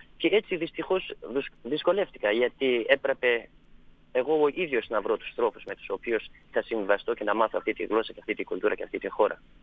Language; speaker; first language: Greek; non-native, fluent; Persian